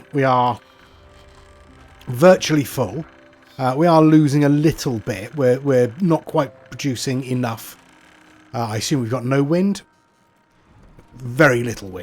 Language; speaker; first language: English; native; English